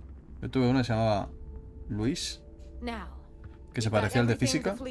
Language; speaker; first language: Spanish; native; Spanish